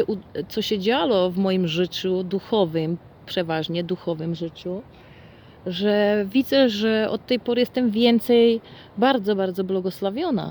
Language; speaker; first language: Polish; non-native, fluent; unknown